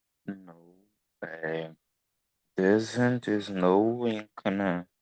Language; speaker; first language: English; non-native, learner; Portuguese